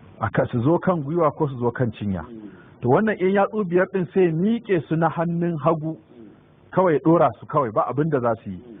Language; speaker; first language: Hausa; native; Hausa